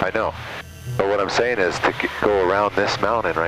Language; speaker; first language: English; native; English